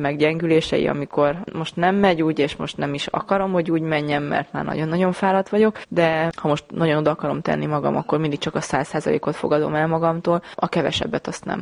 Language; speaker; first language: Hungarian; native; Hungarian